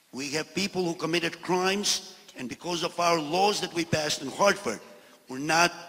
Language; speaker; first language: English; non-native, fluent; Albanian